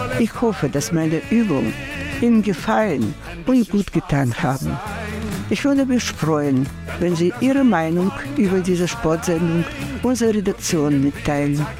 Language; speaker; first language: German; non-native, fluent; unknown